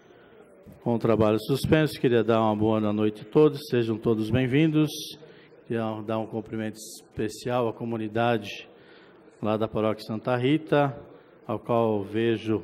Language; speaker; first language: Portuguese; native; Portuguese